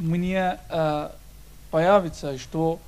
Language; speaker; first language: Russian; non-native, learner; Persian